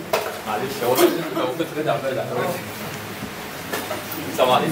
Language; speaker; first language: Arabic; native; Arabic